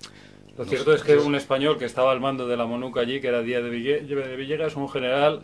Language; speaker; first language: Spanish; native; Spanish